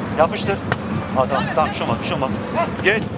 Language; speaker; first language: Turkish; native; Turkish